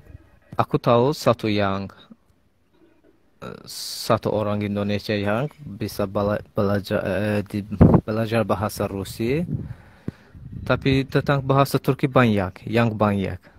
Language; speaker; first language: Indonesian; non-native, learner; Azerbaijani